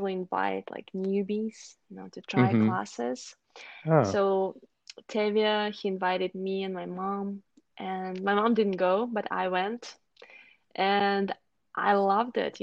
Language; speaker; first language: English; non-native, fluent; Russian